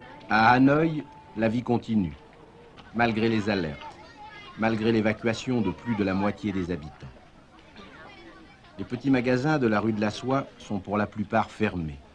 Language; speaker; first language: French; native; French